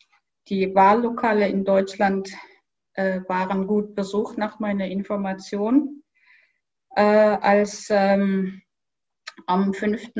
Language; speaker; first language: German; non-native, fluent; Kyrgyz